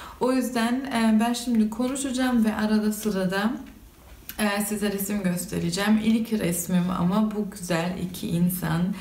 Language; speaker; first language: Turkish; early bilingual, heritage; Turkish